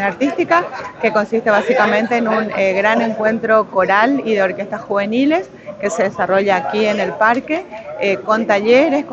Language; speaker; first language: Spanish; native; Spanish